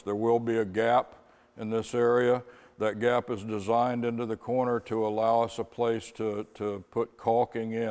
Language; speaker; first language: English; native; English